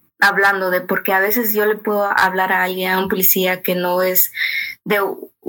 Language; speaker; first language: Spanish; early bilingual, heritage; Spanish